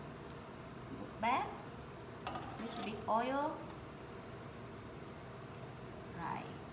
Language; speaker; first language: English; non-native, learner; Vietnamese